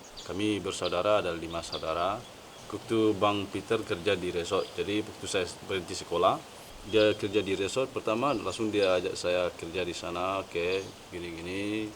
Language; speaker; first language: Indonesian; non-native, local second language; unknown